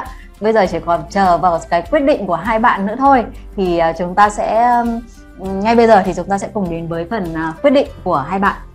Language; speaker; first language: Vietnamese; native; Vietnamese